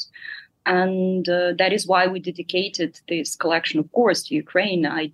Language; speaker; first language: English; non-native, fluent; Ukrainian